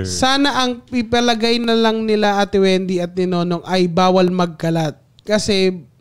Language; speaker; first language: Filipino; native; Filipino